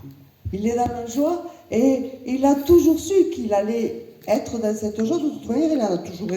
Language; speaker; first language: French; native; French